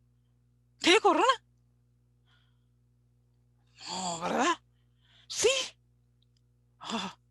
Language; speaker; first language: Spanish; non-native, learner; English